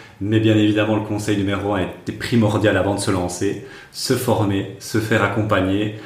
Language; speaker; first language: French; native; French